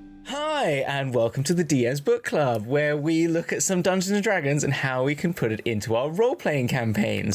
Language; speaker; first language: English; native; English